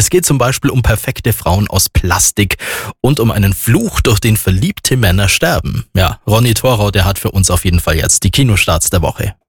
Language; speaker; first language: German; native; German